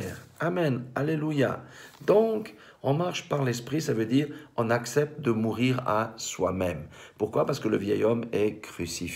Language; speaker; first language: French; native; French